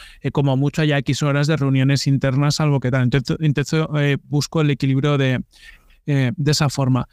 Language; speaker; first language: Spanish; native; Spanish